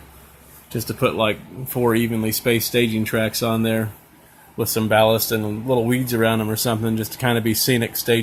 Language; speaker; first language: English; native; English